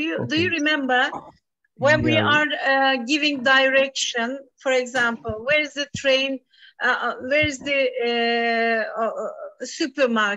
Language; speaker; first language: English; non-native, fluent; Turkish